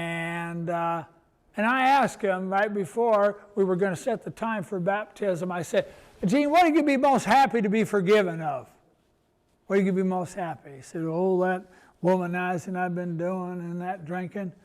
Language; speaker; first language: English; native; English